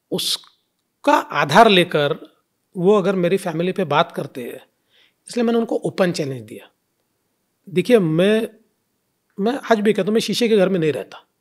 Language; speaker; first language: Hindi; non-native, local second language; Marathi